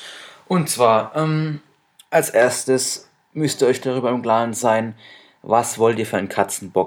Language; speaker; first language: German; native; German